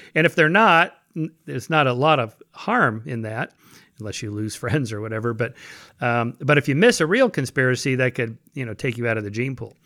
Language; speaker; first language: English; native; English